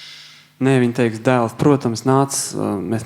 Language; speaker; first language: Latvian; native; Latvian